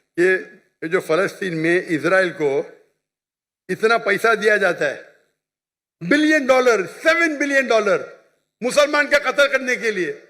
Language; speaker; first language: Urdu; non-native, local second language; Konkani